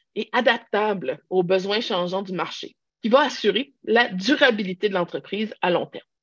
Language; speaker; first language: French; native; French